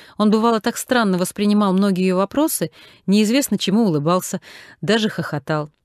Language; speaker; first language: Russian; native; Russian